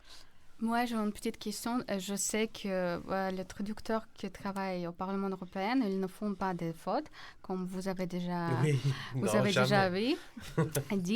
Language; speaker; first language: French; non-native, fluent; Polish